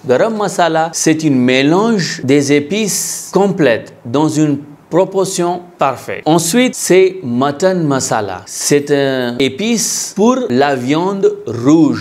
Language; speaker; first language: French; non-native, learner; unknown